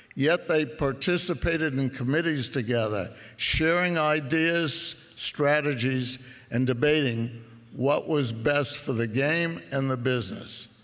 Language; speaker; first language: English; native; English